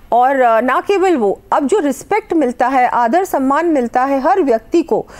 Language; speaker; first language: Hindi; native; Hindi